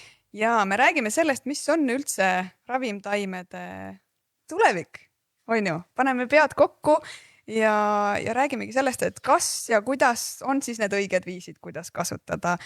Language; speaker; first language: Estonian; native; Estonian